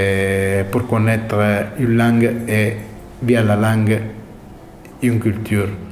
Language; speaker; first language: French; non-native, fluent; Italian